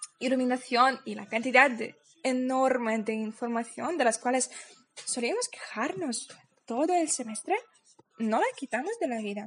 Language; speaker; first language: Spanish; non-native, fluent; Polish